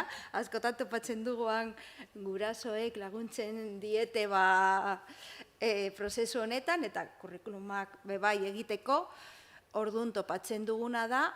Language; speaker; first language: Basque; non-native, local second language; Spanish